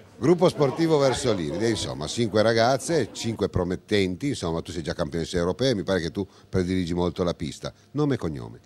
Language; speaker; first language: Italian; native; Italian